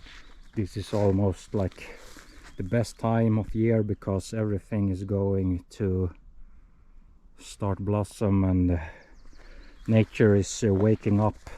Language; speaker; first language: English; non-native, fluent; Swedish